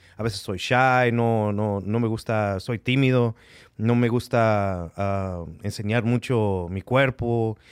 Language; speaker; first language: Spanish; early bilingual, heritage; Spanish